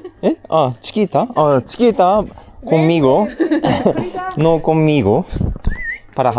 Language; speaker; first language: Spanish; non-native, learner; Japanese